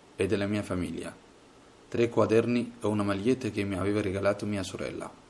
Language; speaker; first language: Italian; non-native, fluent; Somali